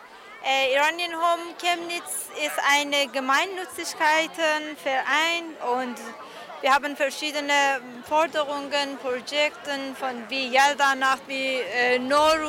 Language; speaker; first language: German; non-native, learner; Persian